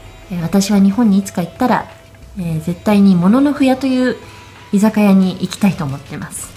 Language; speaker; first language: Japanese; early bilingual, heritage; English